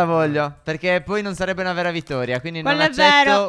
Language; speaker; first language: Italian; native; Italian